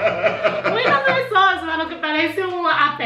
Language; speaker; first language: Portuguese; non-native, fluent; Chinese